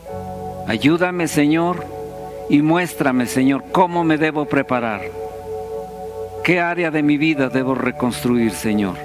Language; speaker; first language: Spanish; native; Spanish